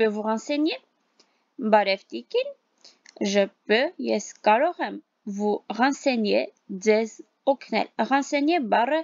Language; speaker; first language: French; non-native, fluent; Armenian